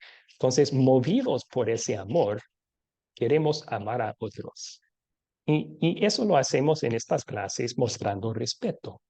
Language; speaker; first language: Spanish; non-native, fluent; English